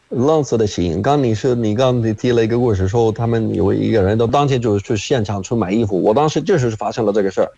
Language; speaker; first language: Chinese; non-native, fluent; Arabic